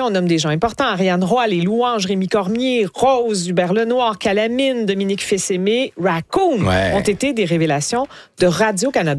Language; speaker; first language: French; native; French